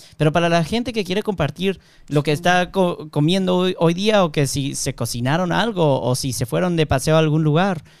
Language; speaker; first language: Spanish; early bilingual, heritage; Spanish